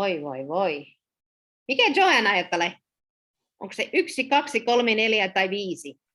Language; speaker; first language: Finnish; non-native, learner; English